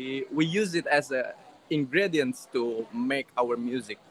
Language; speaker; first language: English; non-native, learner; Indonesian